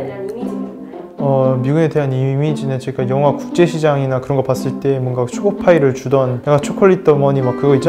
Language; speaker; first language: Korean; native; Korean